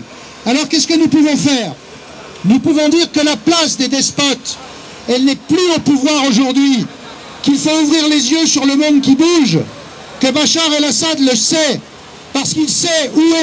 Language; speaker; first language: French; native; French